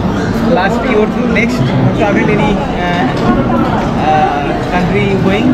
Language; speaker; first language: English; non-native, learner; Bangla